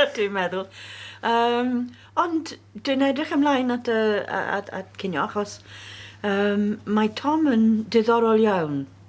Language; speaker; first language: Welsh; non-native, learner; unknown